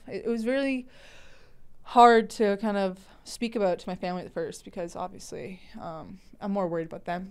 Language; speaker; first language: English; native; English